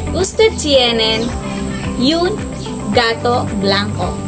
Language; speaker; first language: Spanish; non-native, learner; Filipino